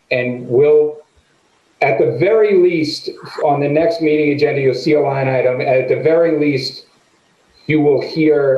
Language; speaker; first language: English; native; English